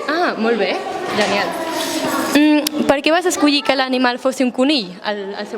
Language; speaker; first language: Catalan; native; Catalan